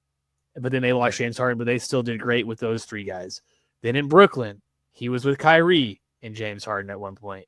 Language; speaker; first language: English; native; English